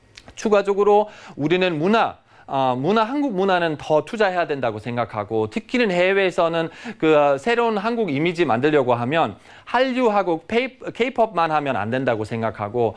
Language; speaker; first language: Korean; non-native, fluent; German